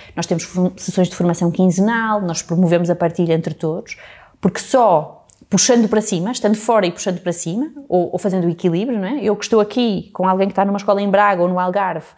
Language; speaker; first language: Portuguese; native; Portuguese